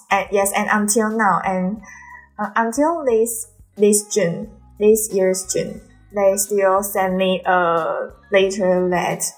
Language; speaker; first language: English; non-native, learner; Chinese